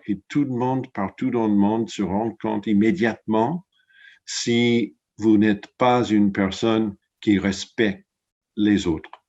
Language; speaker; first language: French; non-native, fluent; English